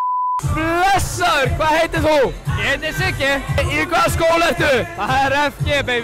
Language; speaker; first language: Icelandic; native; Icelandic